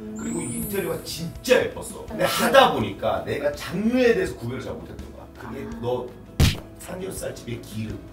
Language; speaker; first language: Korean; native; Korean